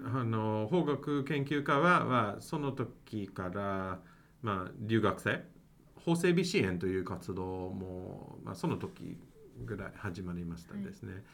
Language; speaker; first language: Japanese; non-native, fluent; English